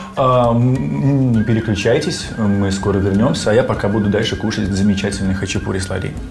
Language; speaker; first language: Russian; native; Russian